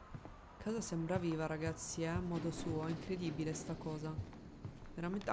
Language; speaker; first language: Italian; native; Italian